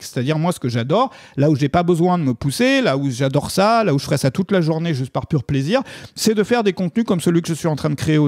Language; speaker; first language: French; native; French